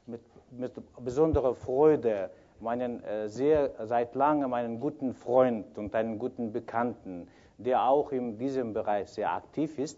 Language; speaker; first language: German; non-native, fluent; Kyrgyz